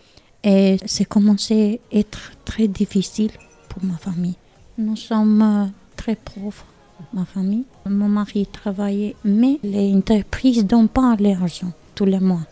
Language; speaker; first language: French; non-native, learner; Albanian